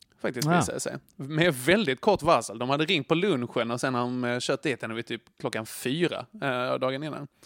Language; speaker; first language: Swedish; native; Swedish